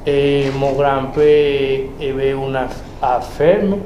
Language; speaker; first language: French; non-native, learner; Spanish